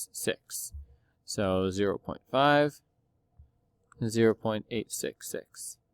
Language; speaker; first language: English; native; English